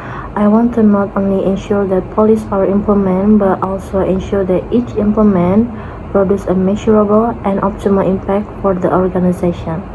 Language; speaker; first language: English; non-native, fluent; Indonesian